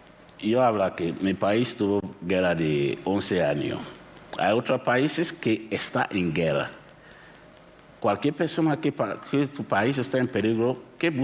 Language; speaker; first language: Spanish; non-native, learner; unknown